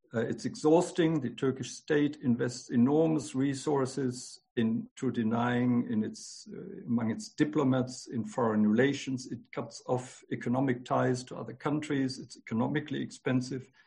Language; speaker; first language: English; non-native, fluent; German